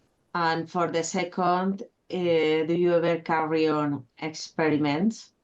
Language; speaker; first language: English; non-native, fluent; Spanish